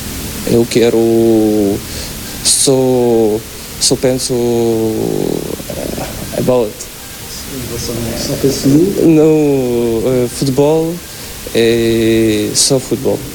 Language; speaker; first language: Portuguese; non-native, learner; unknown